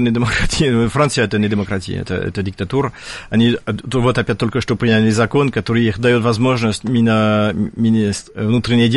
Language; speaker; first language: Russian; non-native, fluent; French